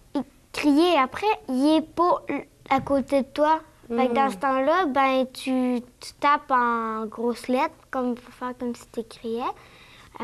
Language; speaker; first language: French; native; French